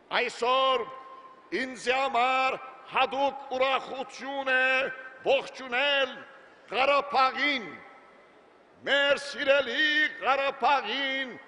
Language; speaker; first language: Armenian; native; Armenian